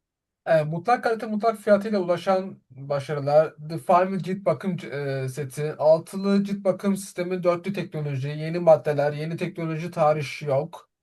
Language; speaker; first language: Turkish; native; Turkish